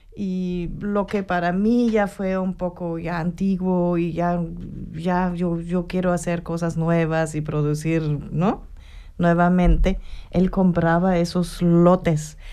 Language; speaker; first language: Spanish; non-native, fluent; German